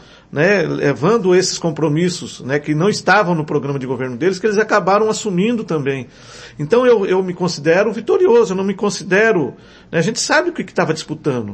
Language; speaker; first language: Portuguese; native; Portuguese